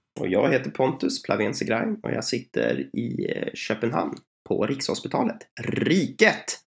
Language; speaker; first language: Swedish; native; Swedish